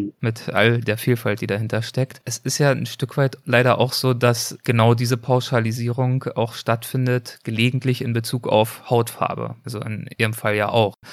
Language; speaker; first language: German; native; German